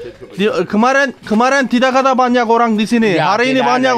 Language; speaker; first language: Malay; non-native, learner; Turkish